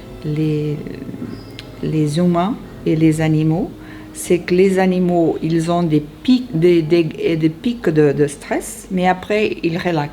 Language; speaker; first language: French; non-native, fluent; Portuguese